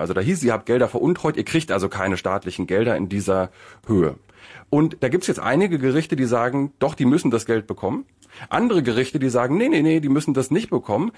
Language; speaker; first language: German; native; German